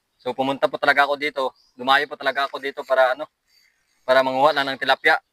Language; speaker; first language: Filipino; non-native, local second language; Aklanon